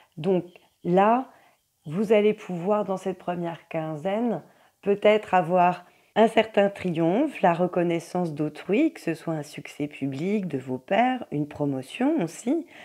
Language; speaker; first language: French; native; French